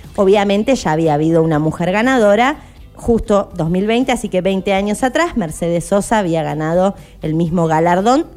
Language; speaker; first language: Spanish; native; Spanish